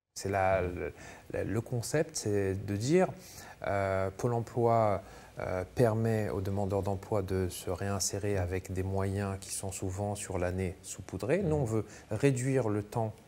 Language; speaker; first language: French; native; French